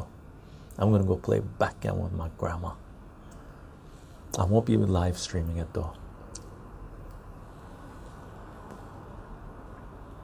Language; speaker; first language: English; non-native, fluent; Armenian